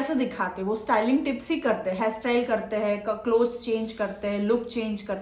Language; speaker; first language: Hindi; native; Hindi